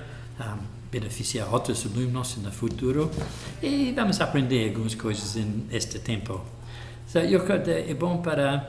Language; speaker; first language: Portuguese; non-native, local second language; English